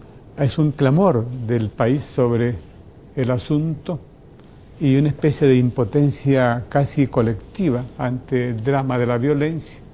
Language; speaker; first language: Spanish; native; Spanish